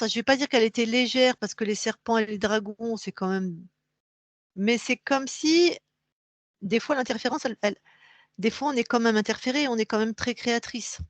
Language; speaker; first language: French; native; French